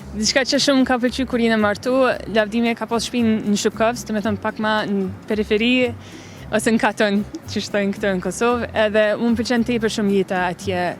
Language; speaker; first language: Albanian; early bilingual, other home language; English